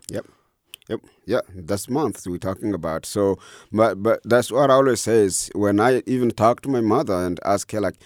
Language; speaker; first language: English; non-native, fluent; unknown